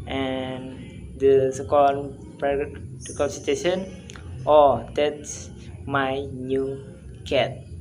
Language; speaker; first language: English; non-native, learner; Indonesian